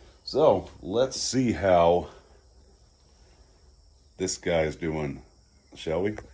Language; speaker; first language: English; native; English